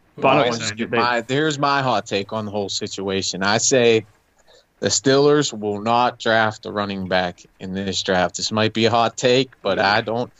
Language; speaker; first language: English; native; English